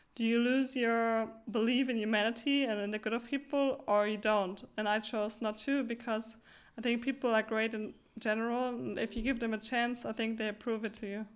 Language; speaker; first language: English; non-native, fluent; German